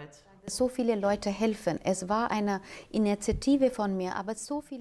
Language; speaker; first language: German; non-native, fluent; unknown